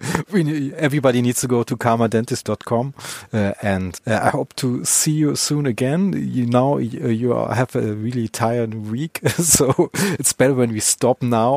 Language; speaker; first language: English; non-native, fluent; German